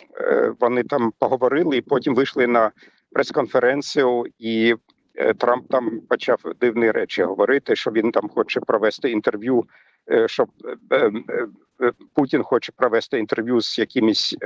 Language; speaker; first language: Ukrainian; non-native, fluent; German